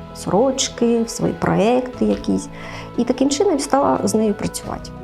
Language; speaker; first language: Ukrainian; native; Ukrainian